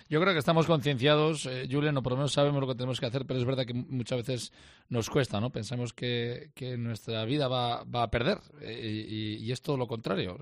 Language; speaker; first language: Spanish; native; Spanish